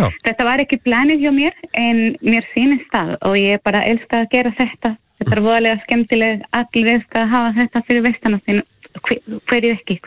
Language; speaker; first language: Icelandic; non-native, learner; Spanish